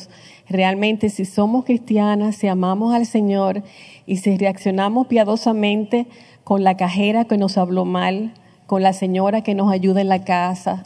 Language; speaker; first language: Spanish; native; Spanish